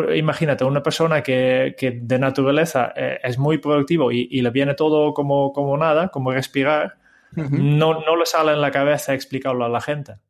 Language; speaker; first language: Spanish; non-native, fluent; Dutch